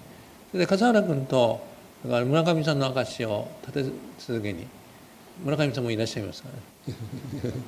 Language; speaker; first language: Japanese; native; Japanese